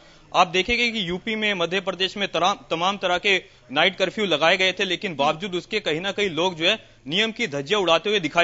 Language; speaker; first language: Hindi; native; Hindi